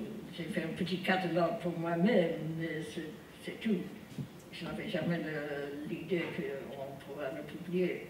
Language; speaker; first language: French; non-native, fluent; English